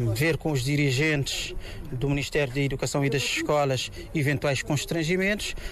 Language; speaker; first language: Portuguese; non-native, local second language; Kabuverdianu